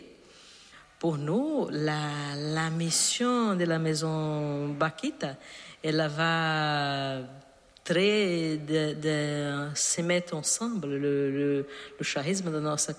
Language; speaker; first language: French; non-native, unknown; Portuguese